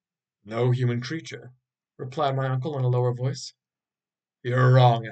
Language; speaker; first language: English; native; English